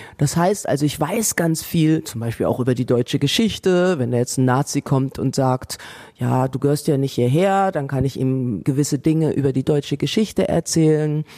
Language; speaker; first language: German; native; German